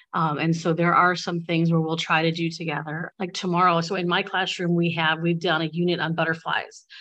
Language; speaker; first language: English; native; English